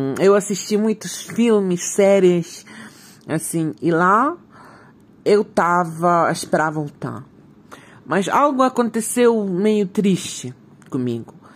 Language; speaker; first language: Portuguese; non-native, fluent; Ukrainian